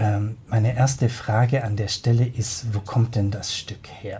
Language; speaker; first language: German; native; German